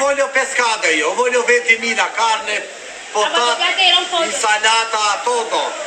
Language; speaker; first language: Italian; non-native, fluent; Albanian